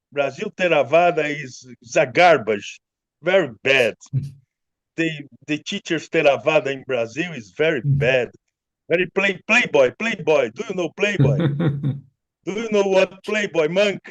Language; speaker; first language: English; non-native, learner; Portuguese